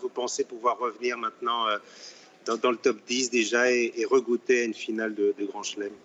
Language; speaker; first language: French; native; French